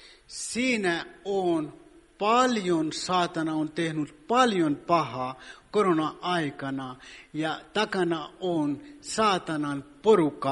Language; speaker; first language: Finnish; non-native, fluent; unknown